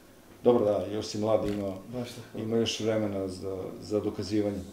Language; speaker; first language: Serbian; native; Serbian